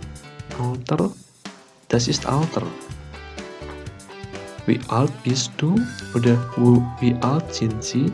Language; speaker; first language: German; non-native, learner; Indonesian